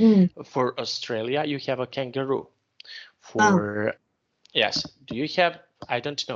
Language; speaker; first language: English; non-native, fluent; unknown